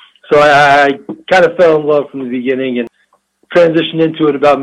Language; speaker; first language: English; early bilingual, other home language; Albanian